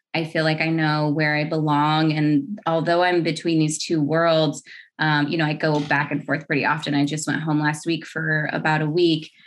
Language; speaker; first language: English; native; English